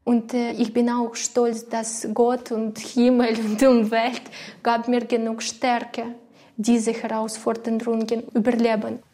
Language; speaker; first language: German; non-native, learner; Ukrainian